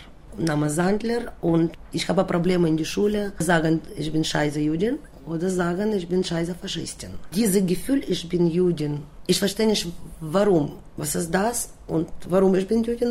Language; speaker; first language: German; non-native, learner; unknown